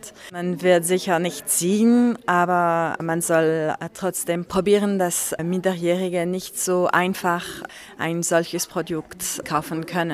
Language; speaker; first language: German; non-native, local second language; French